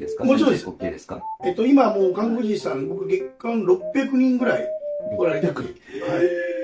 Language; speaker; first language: Japanese; native; Japanese